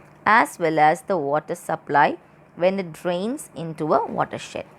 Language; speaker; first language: English; non-native, local second language; Tamil